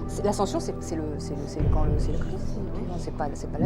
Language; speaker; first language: French; native; French